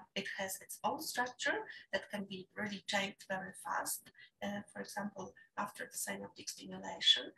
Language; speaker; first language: English; non-native, fluent; Polish